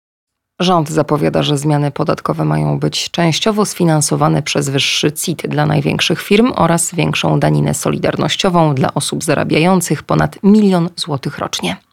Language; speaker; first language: Polish; native; Polish